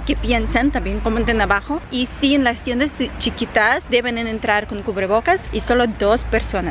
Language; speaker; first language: Spanish; non-native, fluent; Ukrainian